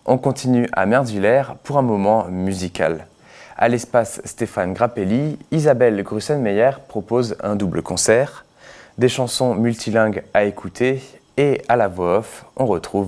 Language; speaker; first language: French; native; French